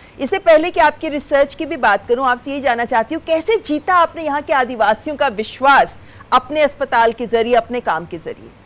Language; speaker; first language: Hindi; native; Hindi